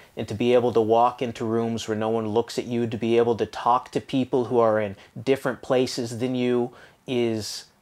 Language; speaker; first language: English; native; English